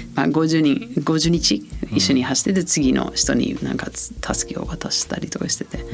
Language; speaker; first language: Japanese; non-native, fluent; English